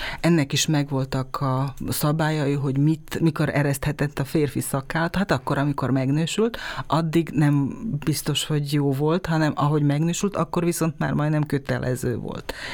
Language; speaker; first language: Hungarian; native; Hungarian